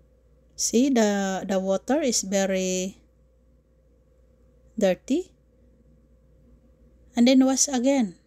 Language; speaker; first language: English; non-native, learner; Filipino